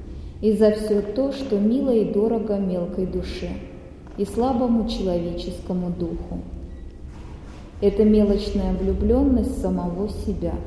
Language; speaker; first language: Russian; native; Russian